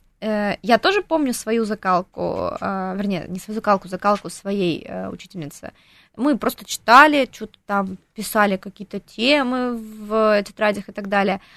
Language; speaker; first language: Russian; non-native, local second language; Ukrainian